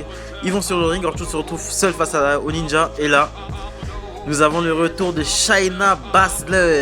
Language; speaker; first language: French; native; French